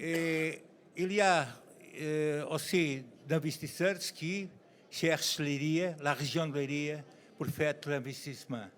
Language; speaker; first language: French; non-native, learner; Portuguese